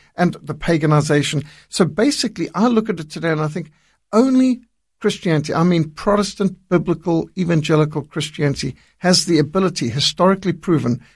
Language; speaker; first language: English; native; English